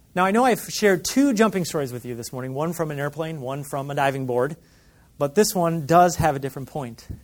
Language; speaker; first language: English; native; English